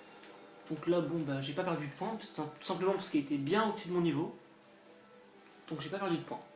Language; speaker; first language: French; native; French